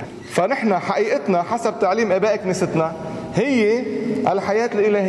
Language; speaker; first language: Arabic; native; Arabic